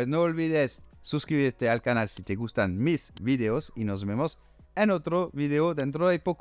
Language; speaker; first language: Spanish; non-native, fluent; French